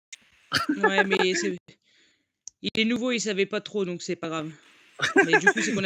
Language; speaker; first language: French; native; French